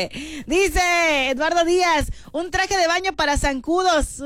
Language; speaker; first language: Spanish; native; Spanish